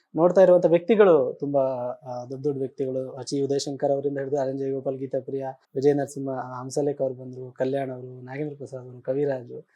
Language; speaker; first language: Kannada; native; Kannada